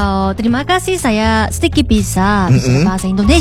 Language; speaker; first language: Indonesian; non-native, learner; Korean